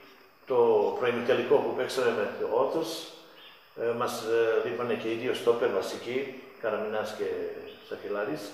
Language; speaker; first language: Greek; non-native, fluent; Serbian